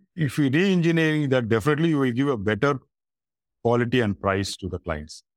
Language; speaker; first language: English; non-native, local second language; Tamil